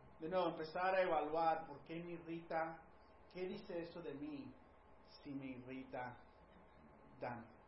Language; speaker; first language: Spanish; early bilingual, heritage; Spanish